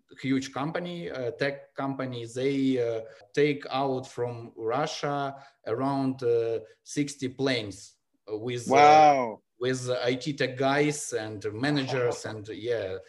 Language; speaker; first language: English; non-native, learner; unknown